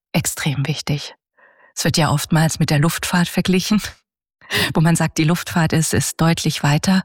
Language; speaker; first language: German; native; German